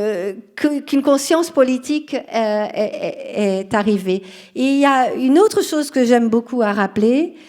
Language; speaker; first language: French; non-native, fluent; Portuguese